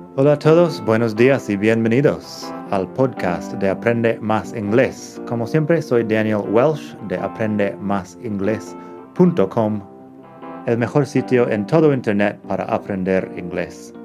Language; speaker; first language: Spanish; non-native, fluent; English